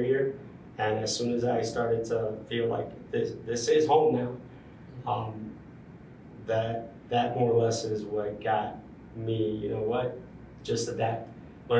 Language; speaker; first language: English; non-native, fluent; Spanish